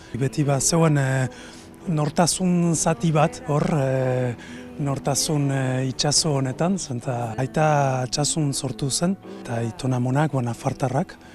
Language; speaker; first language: Basque; non-native, fluent; Spanish